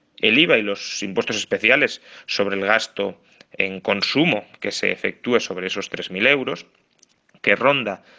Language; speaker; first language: Spanish; native; Spanish